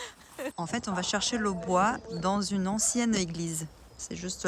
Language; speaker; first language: French; native; French